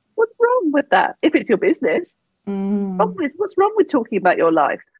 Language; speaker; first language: English; native; English